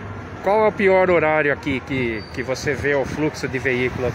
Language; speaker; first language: Portuguese; native; Portuguese